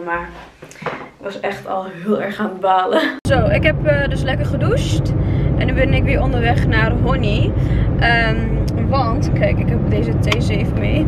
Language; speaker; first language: Dutch; native; Dutch